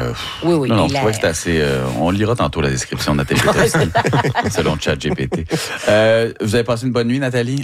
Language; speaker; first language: French; native; French